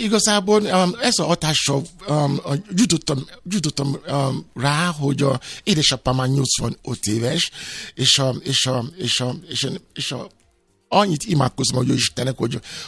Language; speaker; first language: Hungarian; non-native, fluent; Yoruba